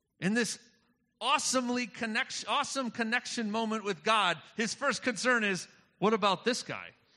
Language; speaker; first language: English; native; English